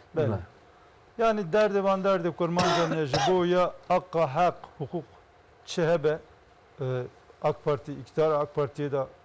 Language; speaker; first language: Kurdish; non-native, local second language; Turkish